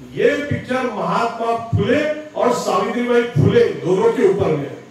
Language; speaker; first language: Hindi; non-native, local second language; Marathi